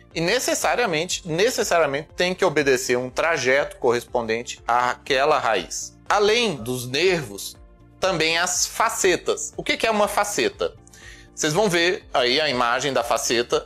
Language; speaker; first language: Portuguese; native; Portuguese